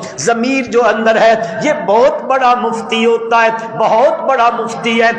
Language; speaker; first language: Urdu; non-native, local second language; Punjabi